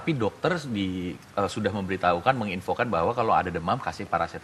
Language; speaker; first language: Indonesian; native; Indonesian